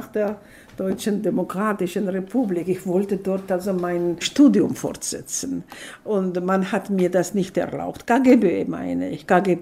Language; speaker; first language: German; non-native, fluent; Georgian